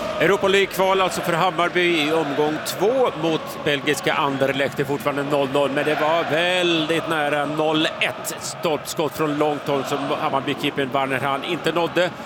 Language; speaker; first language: Swedish; native; Swedish